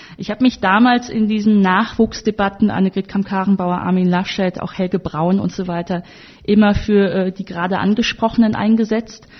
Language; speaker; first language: German; native; German